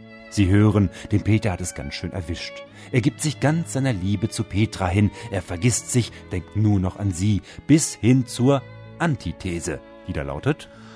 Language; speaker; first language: German; native; German